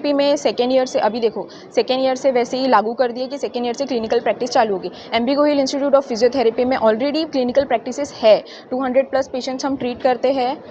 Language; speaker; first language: Hindi; non-native, local second language; Gujarati